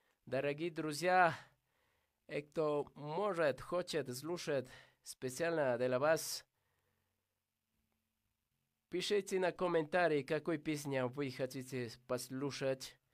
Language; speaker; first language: Russian; non-native, learner; Spanish